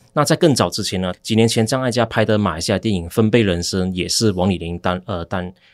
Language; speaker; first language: Chinese; native; Chinese